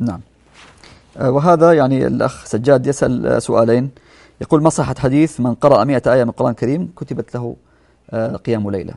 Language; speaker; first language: Arabic; native; Arabic